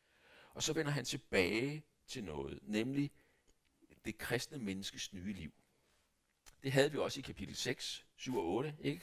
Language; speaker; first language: Danish; native; Danish